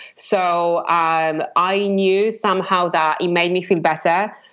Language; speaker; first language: English; non-native, fluent; Polish